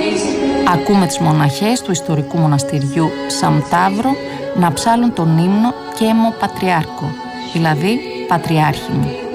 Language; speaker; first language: Greek; native; Greek